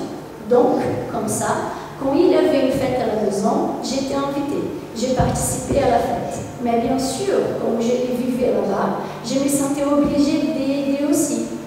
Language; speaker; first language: French; non-native, fluent; Portuguese